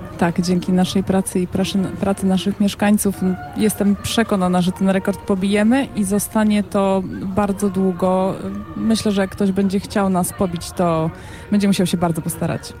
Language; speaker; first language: Polish; native; Polish